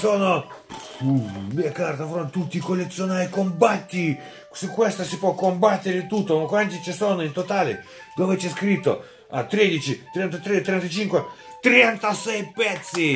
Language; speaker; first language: Italian; non-native, fluent; Russian